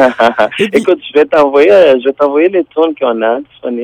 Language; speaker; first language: French; non-native, fluent; Tsonga